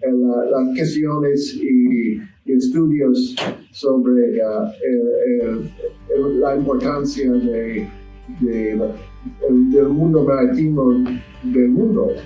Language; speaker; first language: Spanish; non-native, learner; English